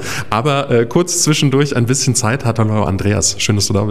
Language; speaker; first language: German; native; German